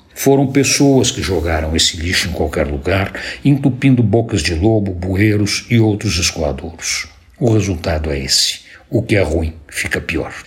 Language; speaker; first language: Portuguese; native; Portuguese